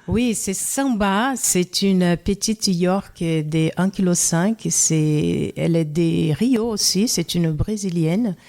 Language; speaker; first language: French; non-native, fluent; Portuguese